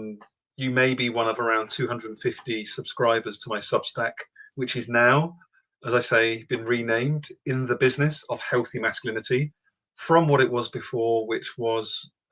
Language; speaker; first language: English; native; English